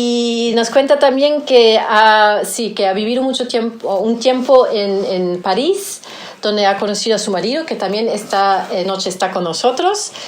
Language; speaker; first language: Spanish; non-native, fluent; German